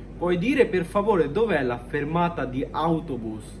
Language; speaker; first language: Italian; non-native, fluent; Bangla